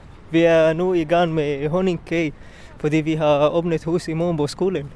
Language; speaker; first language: Danish; non-native, learner; Arabic